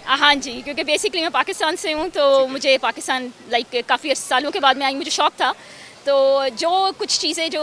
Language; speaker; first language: Hindi; early bilingual, heritage; Urdu